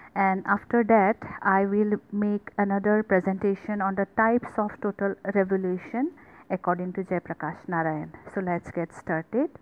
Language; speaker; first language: English; non-native, local second language; Assamese